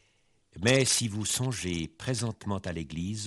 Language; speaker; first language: French; native; French